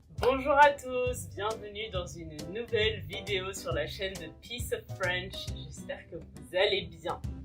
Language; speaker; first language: French; native; French